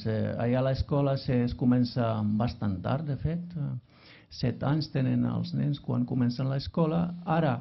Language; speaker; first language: Catalan; non-native, fluent; Finnish